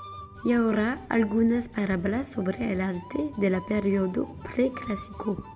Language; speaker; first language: Spanish; non-native, learner; French